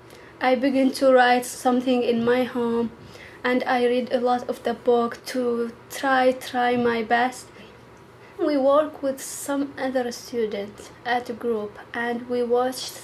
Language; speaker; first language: English; non-native, learner; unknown